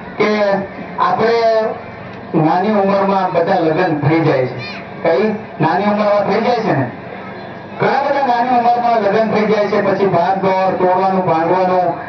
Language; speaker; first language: Gujarati; non-native, local second language; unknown